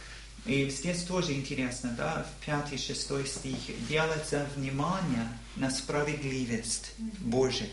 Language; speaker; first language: Russian; non-native, learner; English